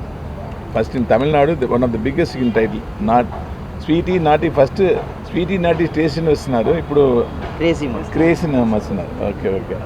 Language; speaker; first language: Telugu; non-native, learner; Tamil